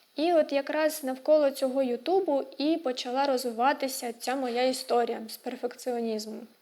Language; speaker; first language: Ukrainian; non-native, local second language; Russian